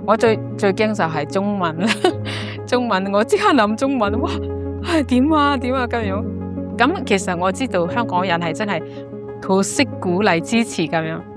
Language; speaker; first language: Cantonese; non-native, fluent; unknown